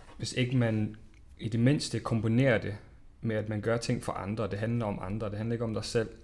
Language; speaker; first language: Danish; non-native, fluent; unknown